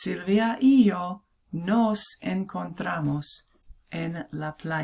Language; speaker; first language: Spanish; non-native, fluent; English